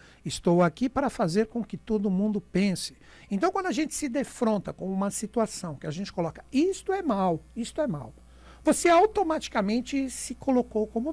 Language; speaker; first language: Portuguese; native; Portuguese